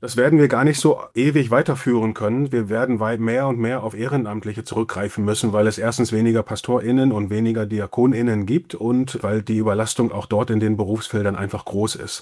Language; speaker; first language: German; native; German